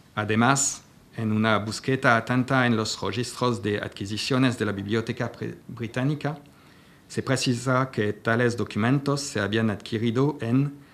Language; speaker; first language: Spanish; non-native, fluent; French